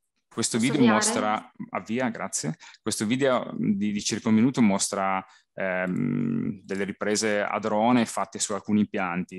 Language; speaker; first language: Italian; native; Italian